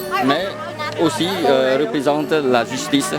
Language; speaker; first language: French; non-native, fluent; Khmer